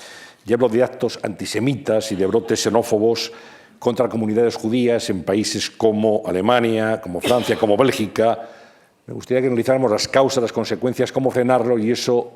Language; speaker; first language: Spanish; native; Spanish